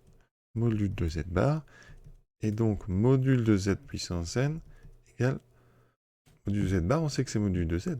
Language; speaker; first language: French; native; French